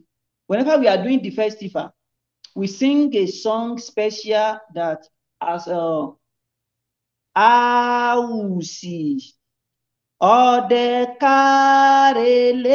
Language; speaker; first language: English; non-native, local second language; Yoruba